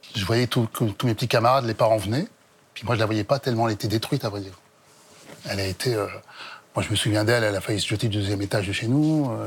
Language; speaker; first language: French; native; French